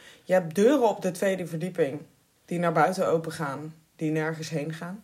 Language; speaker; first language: Dutch; native; Dutch